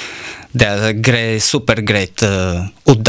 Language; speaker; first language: Norwegian; non-native, learner; Bulgarian